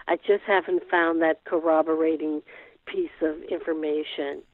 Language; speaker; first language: English; native; English